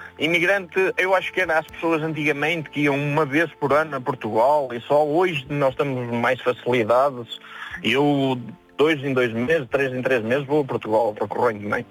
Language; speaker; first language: Portuguese; native; Portuguese